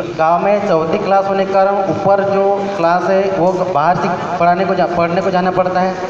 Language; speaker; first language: Hindi; non-native, local second language; Marathi